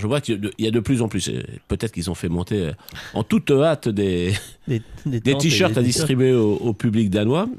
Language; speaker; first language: French; native; French